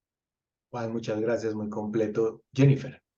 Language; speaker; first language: Spanish; native; Spanish